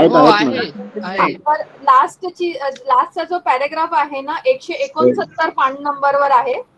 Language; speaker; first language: Marathi; non-native, local second language; Hindi